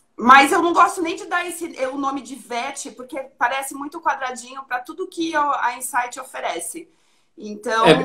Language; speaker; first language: Portuguese; native; Portuguese